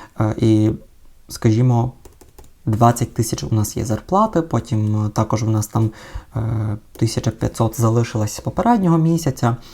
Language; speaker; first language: Ukrainian; non-native, local second language; Russian